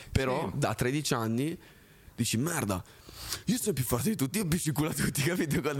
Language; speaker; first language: Italian; early bilingual, other home language; French